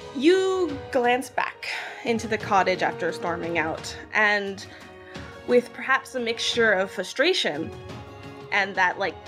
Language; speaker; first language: English; non-native, fluent; Hebrew